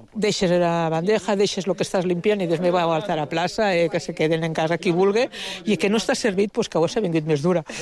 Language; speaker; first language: Catalan; non-native, local second language; Spanish